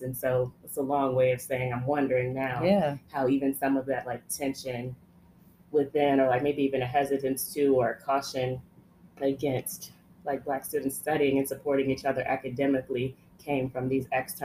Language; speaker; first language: English; native; English